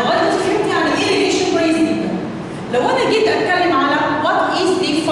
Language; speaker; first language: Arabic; native; Arabic